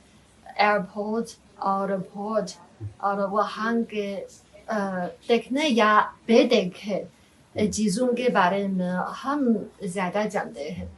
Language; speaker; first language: Hindi; non-native, fluent; Chinese